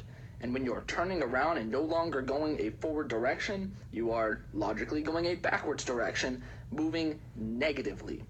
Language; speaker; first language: English; native; English